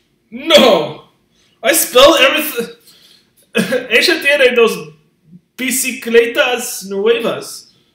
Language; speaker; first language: Spanish; non-native, learner; English